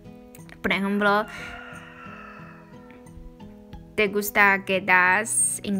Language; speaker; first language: Spanish; non-native, learner; Chinese